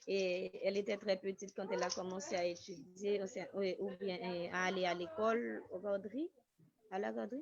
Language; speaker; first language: French; non-native, local second language; Haitian Creole